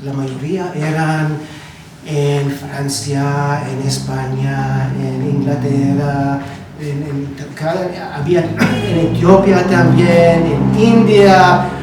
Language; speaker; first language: Spanish; non-native, learner; Hebrew